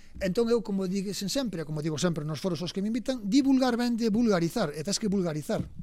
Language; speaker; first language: Galician; native; Galician